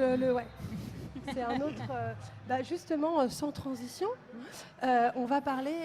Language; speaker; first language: French; native; French